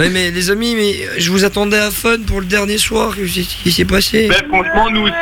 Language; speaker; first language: French; native; French